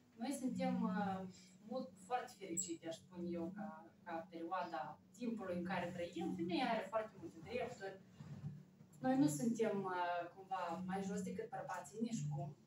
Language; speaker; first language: Romanian; native; Romanian